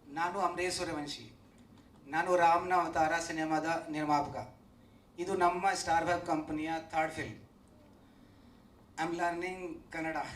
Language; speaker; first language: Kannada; non-native, learner; Hindi